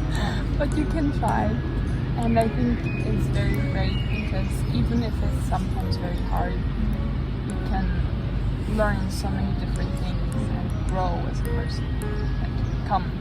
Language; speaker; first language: English; non-native, fluent; German